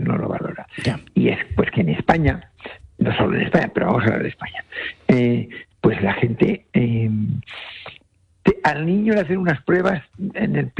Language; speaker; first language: Spanish; native; Spanish